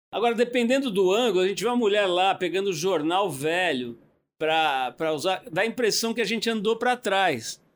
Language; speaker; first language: Portuguese; native; Portuguese